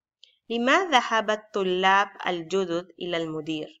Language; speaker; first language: Arabic; non-native, fluent; Spanish